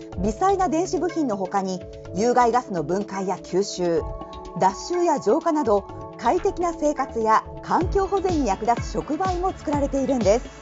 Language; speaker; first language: Japanese; native; Japanese